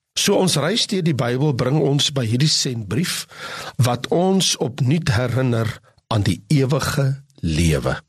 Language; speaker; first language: Afrikaans; native; Afrikaans